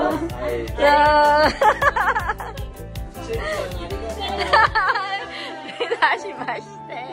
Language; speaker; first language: Japanese; non-native, learner; Filipino